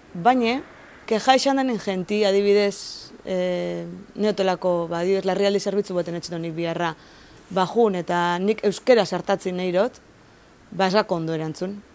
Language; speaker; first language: Basque; native; Basque